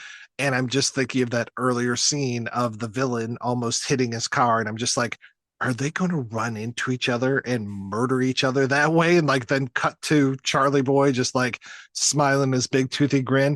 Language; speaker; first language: English; native; English